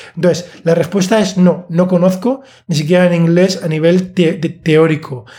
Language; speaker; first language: Spanish; native; Spanish